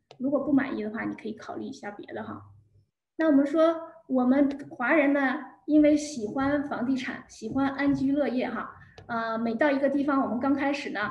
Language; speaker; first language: Chinese; native; Chinese